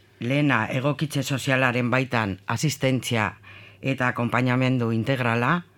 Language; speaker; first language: Basque; native; Basque